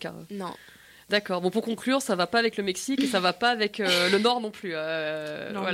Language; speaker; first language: French; native; French